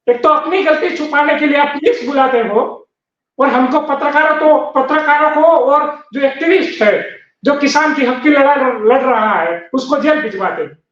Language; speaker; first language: Hindi; non-native, local second language; Gujarati